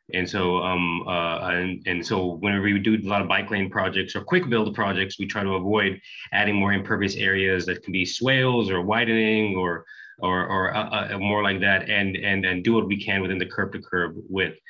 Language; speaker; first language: English; native; English